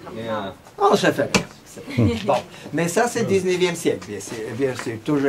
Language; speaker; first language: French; non-native, learner; Polish